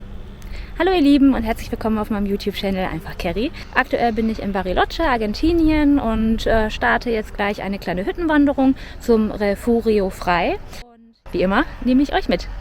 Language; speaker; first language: German; native; German